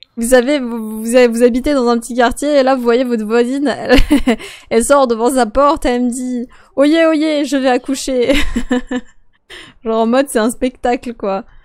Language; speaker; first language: French; native; French